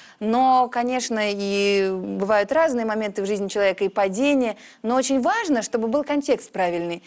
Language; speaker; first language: Russian; early bilingual, heritage; Russian